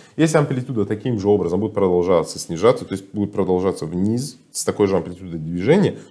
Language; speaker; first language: Russian; non-native, fluent; Persian